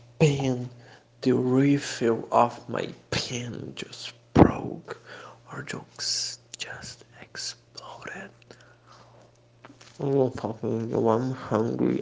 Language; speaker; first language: English; non-native, fluent; Portuguese